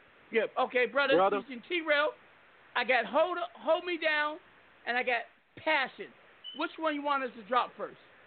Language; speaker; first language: English; native; English